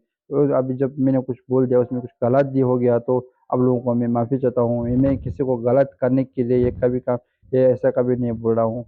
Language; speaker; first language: Hindi; non-native, fluent; Tibetan